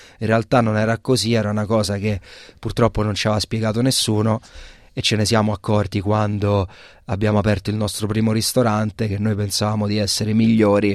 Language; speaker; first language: Italian; native; Italian